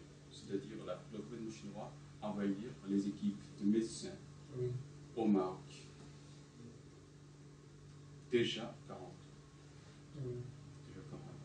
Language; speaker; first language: French; non-native, fluent; Chinese